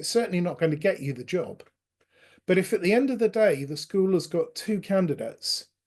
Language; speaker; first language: English; native; English